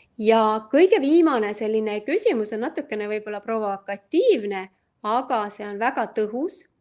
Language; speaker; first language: Estonian; native; Estonian